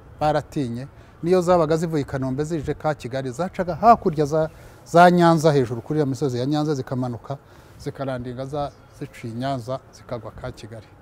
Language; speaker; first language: Kinyarwanda; early bilingual, heritage; Kinyarwanda